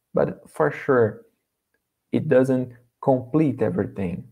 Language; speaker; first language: English; non-native, learner; Portuguese